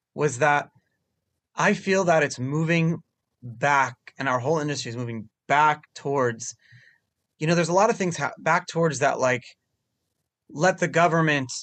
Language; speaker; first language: English; early bilingual, other home language; Hebrew